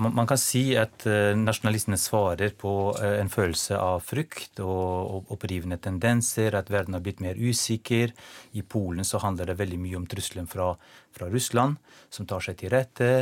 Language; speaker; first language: Norwegian; non-native, fluent; Albanian